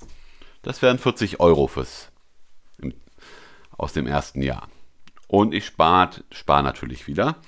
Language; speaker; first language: German; native; German